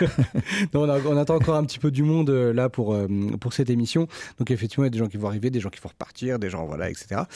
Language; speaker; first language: French; native; French